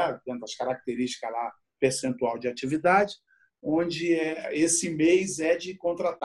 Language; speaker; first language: Portuguese; native; Portuguese